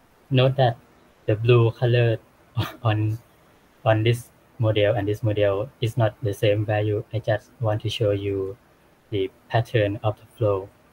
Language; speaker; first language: English; non-native, fluent; Thai